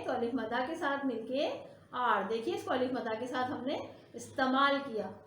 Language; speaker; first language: Hindi; non-native, local second language; Punjabi